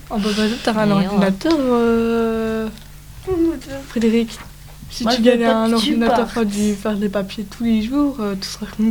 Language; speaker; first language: French; native; French